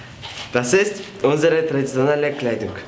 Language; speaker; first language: German; non-native, learner; Kyrgyz